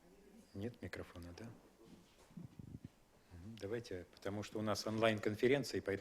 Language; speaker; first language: Russian; native; Russian